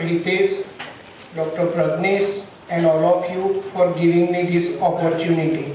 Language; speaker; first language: English; non-native, local second language; Gujarati